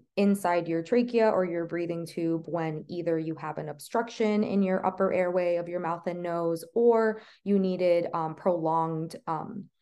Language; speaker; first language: English; native; English